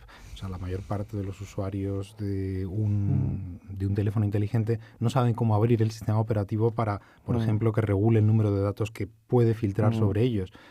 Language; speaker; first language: Spanish; native; Spanish